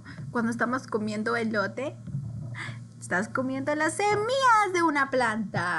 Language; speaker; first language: Spanish; early bilingual, heritage; English